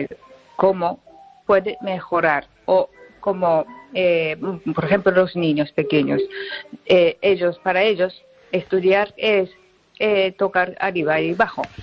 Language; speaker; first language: Spanish; non-native, learner; Japanese